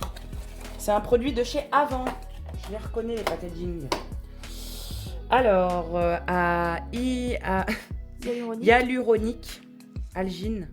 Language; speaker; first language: French; native; French